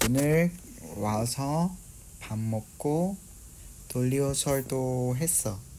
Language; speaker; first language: Korean; non-native, fluent; Vietnamese